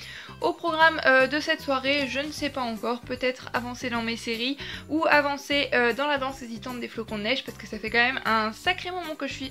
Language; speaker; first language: French; native; French